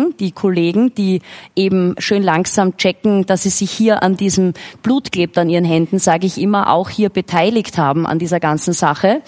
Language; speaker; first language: German; native; German